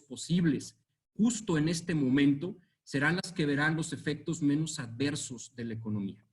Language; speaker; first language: Spanish; native; Spanish